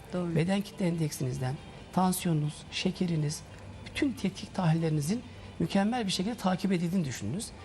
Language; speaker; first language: Turkish; native; Turkish